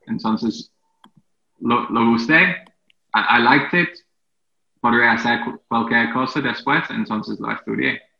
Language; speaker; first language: Spanish; non-native, fluent; English